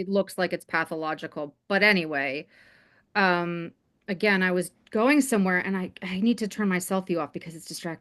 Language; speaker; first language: English; native; English